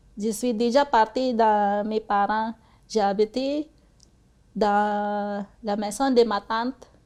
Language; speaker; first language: French; non-native, learner; Cebuano